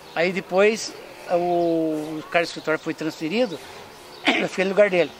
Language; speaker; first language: Portuguese; native; Portuguese